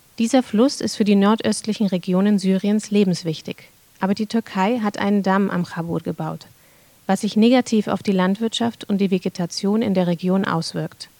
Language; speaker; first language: German; non-native, fluent; Arabic